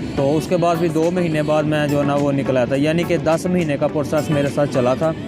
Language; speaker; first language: Urdu; non-native, local second language; Punjabi